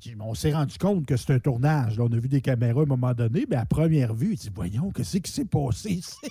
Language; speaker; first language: French; native; French